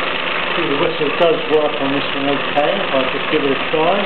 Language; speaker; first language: English; native; English